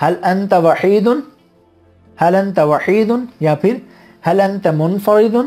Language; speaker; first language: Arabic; non-native, fluent; Urdu